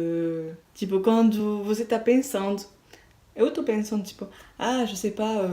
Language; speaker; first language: Portuguese; non-native, learner; French